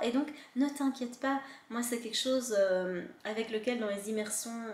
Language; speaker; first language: French; native; French